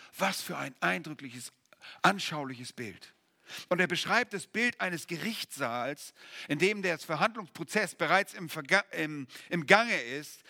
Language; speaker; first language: German; native; German